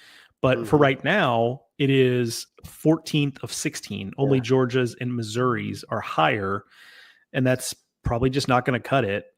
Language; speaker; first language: English; native; English